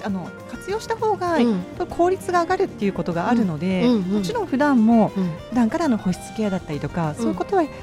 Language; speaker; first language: Japanese; native; Japanese